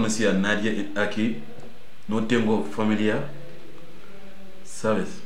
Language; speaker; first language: Spanish; non-native, learner; Wolof